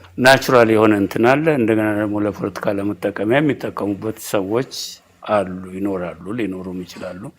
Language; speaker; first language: Amharic; non-native, local second language; Oromo